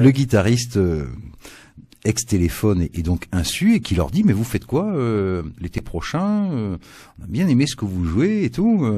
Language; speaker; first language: French; native; French